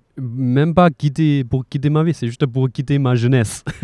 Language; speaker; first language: French; non-native, fluent; Chinese